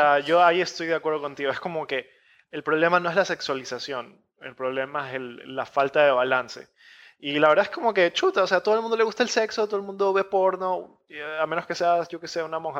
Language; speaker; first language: Spanish; native; Spanish